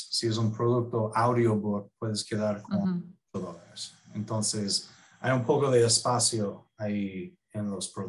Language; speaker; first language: Spanish; non-native, fluent; English